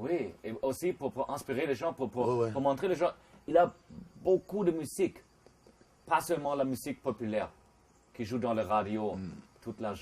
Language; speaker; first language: French; non-native, learner; German